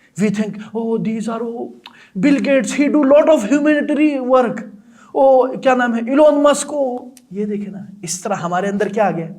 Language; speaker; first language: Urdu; non-native, local second language; Balti